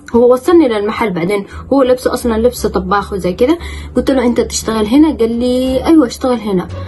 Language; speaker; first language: Arabic; native; Arabic